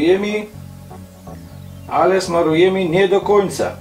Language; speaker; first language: Polish; non-native, learner; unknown